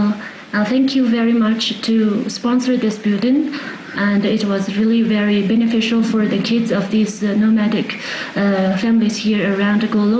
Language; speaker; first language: English; non-native, fluent; Tibetan